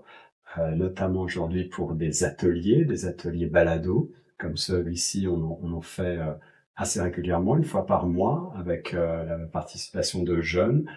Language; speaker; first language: French; native; French